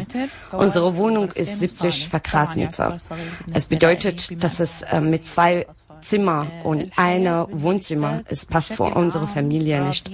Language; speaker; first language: German; non-native, learner; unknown